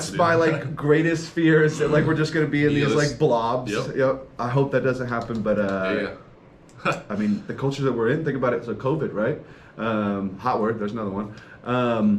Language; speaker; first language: English; native; English